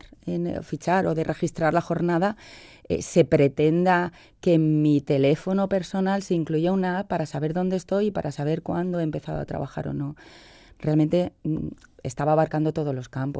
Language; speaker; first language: Spanish; native; Spanish